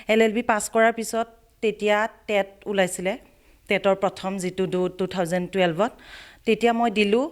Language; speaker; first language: Assamese; native; Assamese